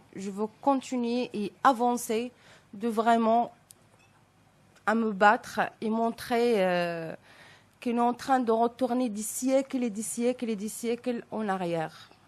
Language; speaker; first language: French; non-native, local second language; Arabic